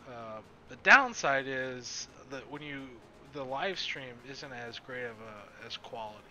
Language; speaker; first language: English; native; English